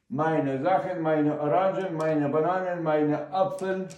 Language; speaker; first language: German; non-native, learner; Ukrainian